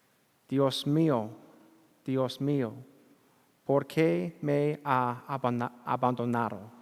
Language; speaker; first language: Spanish; non-native, learner; English